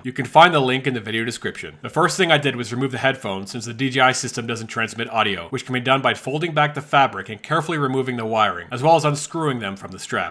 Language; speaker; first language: English; native; English